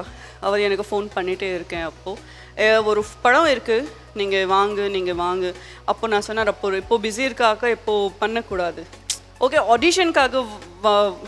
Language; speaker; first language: Tamil; non-native, learner; Gujarati